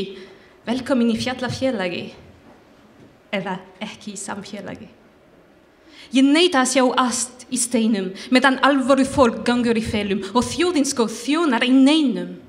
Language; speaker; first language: Icelandic; non-native, learner; French